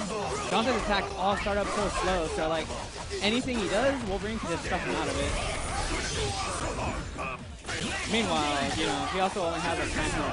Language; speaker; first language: English; native; English